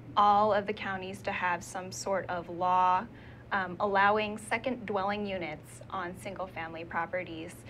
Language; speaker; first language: English; native; English